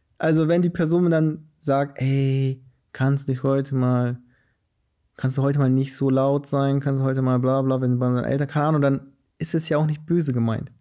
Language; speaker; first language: German; early bilingual, other home language; Portuguese